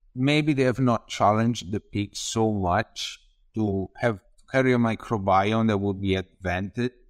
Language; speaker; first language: English; non-native, fluent; Italian